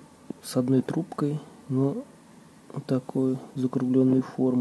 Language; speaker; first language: Russian; native; Russian